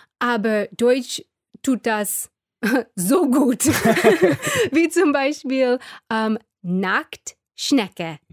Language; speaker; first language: German; non-native, fluent; English